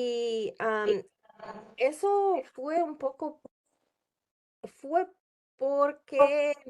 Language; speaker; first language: Spanish; non-native, learner; Czech